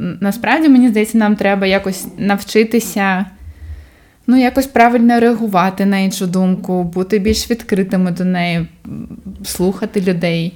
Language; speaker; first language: Ukrainian; non-native, local second language; Russian